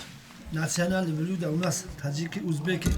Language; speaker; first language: Russian; non-native, local second language; Tajik